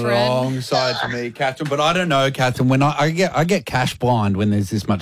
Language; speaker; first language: English; native; English